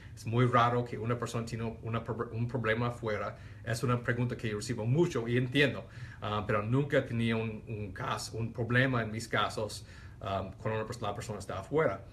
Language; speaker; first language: Spanish; non-native, fluent; English